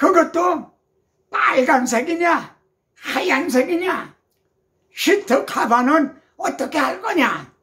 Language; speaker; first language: Korean; native; Korean